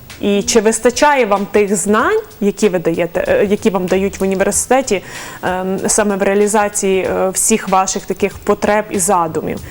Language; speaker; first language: Ukrainian; native; Ukrainian